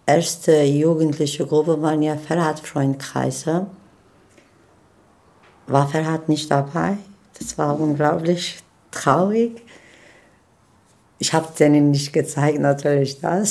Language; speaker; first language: German; non-native, fluent; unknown